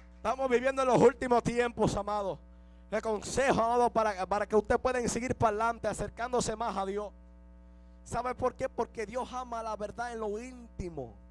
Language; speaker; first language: Spanish; early bilingual, heritage; Spanish